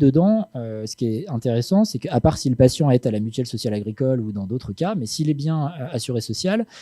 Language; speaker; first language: French; native; French